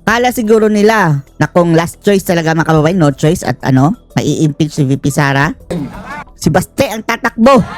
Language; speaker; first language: Filipino; native; Filipino